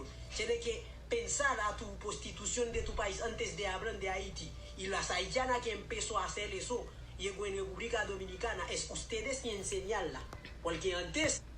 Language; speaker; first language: Spanish; non-native, learner; Haitian Creole